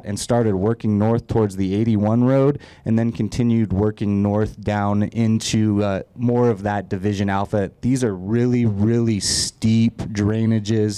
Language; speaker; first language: English; native; English